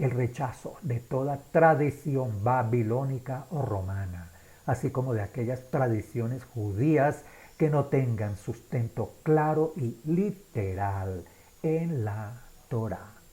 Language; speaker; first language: Spanish; native; Spanish